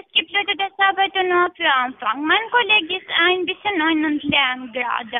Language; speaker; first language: German; non-native, learner; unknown